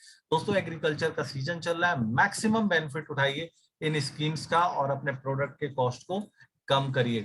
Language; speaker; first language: Hindi; native; Hindi